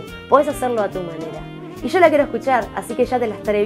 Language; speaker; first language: Spanish; native; Spanish